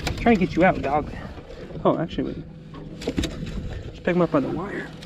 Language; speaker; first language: English; native; English